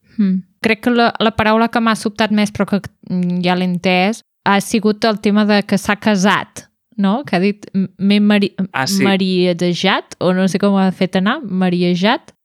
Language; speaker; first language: Catalan; native; Catalan